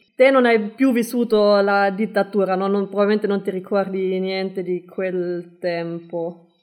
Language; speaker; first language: Italian; non-native, fluent; German